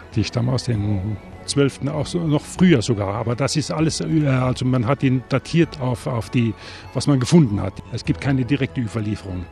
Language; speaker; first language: German; native; German